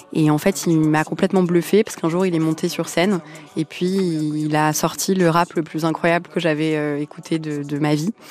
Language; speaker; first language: French; early bilingual, other home language; Arabic